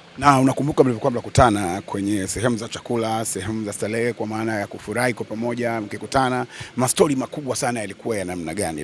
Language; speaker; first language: Swahili; native; Swahili